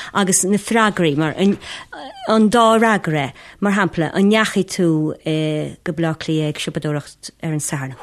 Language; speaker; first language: Irish; native; Irish